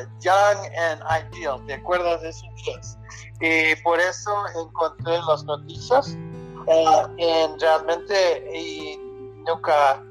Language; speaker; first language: Spanish; early bilingual, heritage; Spanish